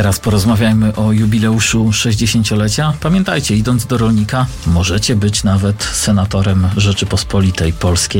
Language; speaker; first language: Polish; native; Polish